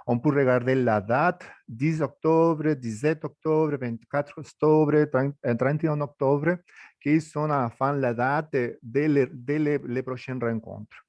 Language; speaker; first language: French; non-native, fluent; Spanish